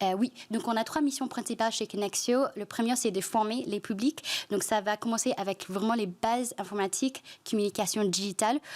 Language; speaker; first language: French; non-native, fluent; Chinese